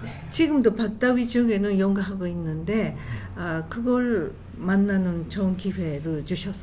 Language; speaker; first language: Korean; non-native, fluent; Japanese